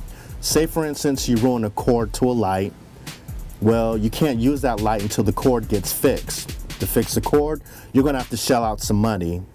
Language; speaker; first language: English; native; English